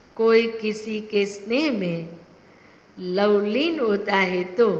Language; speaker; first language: Hindi; non-native, local second language; Gujarati